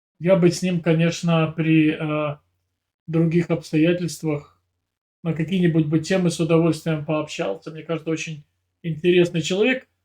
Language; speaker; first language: Russian; native; Russian